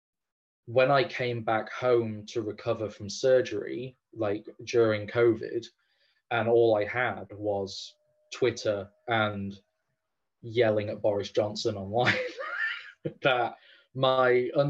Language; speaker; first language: English; native; English